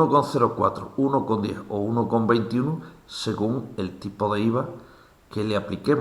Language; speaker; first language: Spanish; native; Spanish